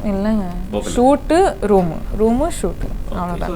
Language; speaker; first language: Tamil; non-native, learner; Kannada